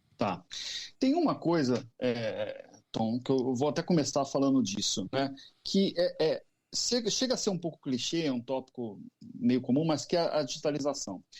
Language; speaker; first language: Portuguese; native; Portuguese